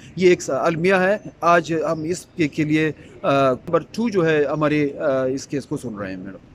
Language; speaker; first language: Urdu; non-native, local second language; Pashto